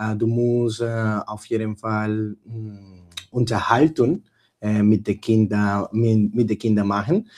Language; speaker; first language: German; non-native, learner; Spanish